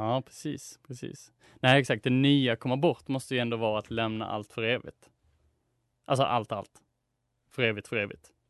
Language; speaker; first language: Swedish; native; Swedish